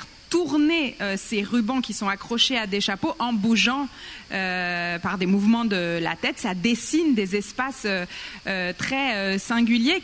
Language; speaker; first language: French; native; French